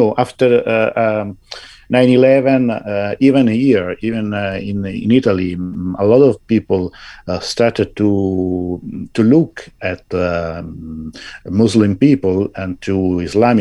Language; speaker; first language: English; non-native, fluent; Italian